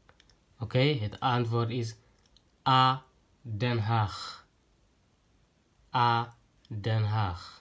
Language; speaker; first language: Dutch; non-native, fluent; Tigrinya